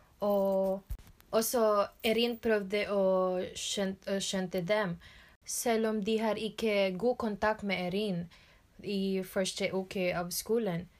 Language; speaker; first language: Norwegian; non-native, learner; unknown